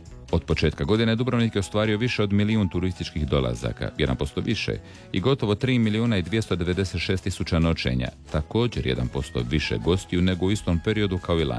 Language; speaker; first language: Serbian; native; Serbian